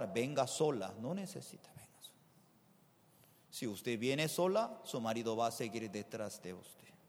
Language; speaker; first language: Spanish; non-native, fluent; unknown